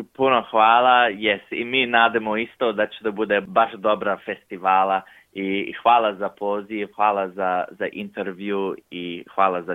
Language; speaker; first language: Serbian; early bilingual, heritage; English